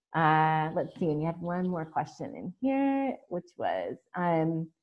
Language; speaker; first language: English; native; English